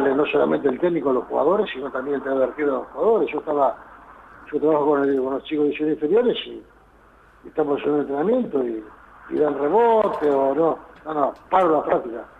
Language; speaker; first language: Spanish; native; Spanish